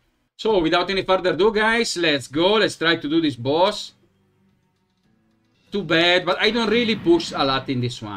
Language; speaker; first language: English; non-native, fluent; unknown